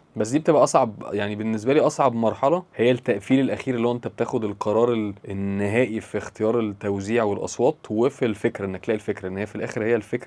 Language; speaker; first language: Arabic; native; Arabic